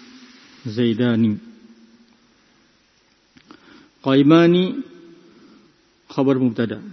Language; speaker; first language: Arabic; non-native, fluent; Indonesian